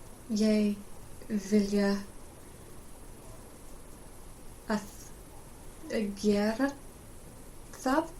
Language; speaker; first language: Icelandic; non-native, learner; English